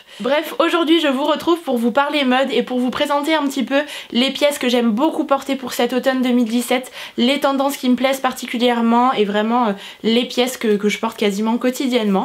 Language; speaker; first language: French; native; French